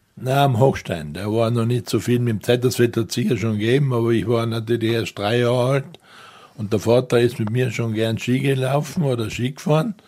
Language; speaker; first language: German; native; German